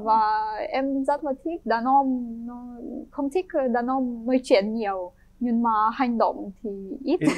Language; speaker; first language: Vietnamese; non-native, fluent; Ukrainian